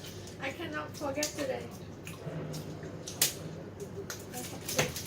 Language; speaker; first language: English; non-native, learner; Vietnamese